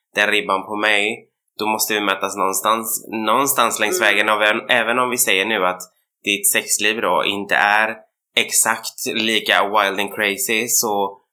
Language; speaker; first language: Swedish; native; Swedish